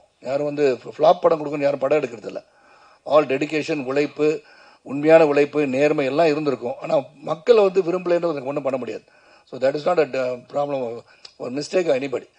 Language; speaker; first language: Tamil; native; Tamil